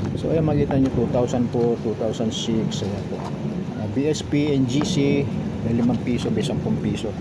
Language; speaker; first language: Filipino; non-native, local second language; Cebuano